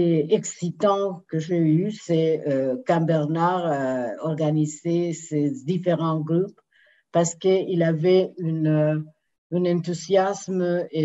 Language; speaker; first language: French; non-native, fluent; Spanish